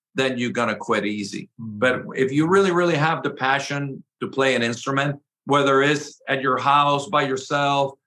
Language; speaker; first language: English; early bilingual, other home language; Spanish